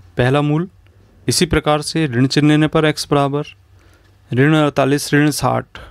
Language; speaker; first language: Hindi; native; Hindi